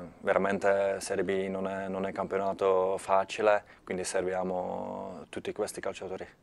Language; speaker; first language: Italian; non-native, learner; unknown